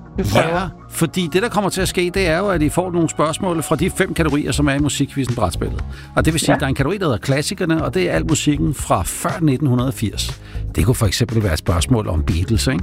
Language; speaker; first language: Danish; native; Danish